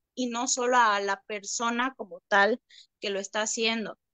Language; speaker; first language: Spanish; native; Spanish